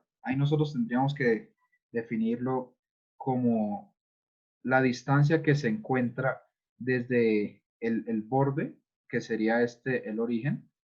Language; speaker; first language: Spanish; native; Spanish